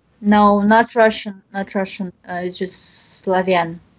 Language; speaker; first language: English; non-native, learner; Bashkir